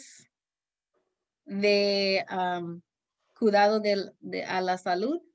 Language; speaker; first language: Spanish; non-native, learner; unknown